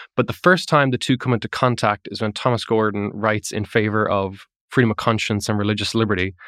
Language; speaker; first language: English; native; English